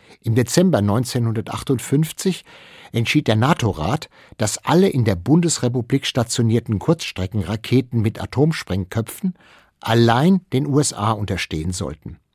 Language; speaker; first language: German; native; German